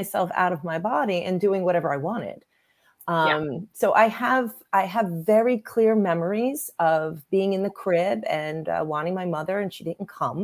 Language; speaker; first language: English; native; English